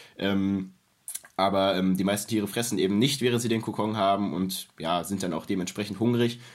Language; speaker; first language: German; native; German